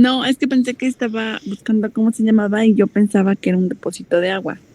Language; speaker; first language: Spanish; native; Spanish